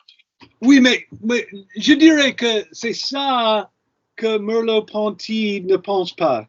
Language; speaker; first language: French; non-native, fluent; English